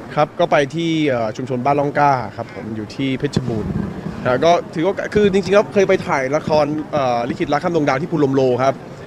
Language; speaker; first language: Thai; native; Thai